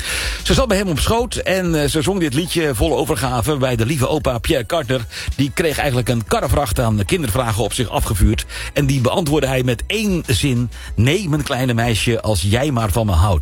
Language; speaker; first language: Dutch; native; Dutch